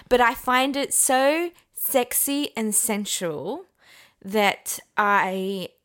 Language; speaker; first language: English; non-native, fluent; Persian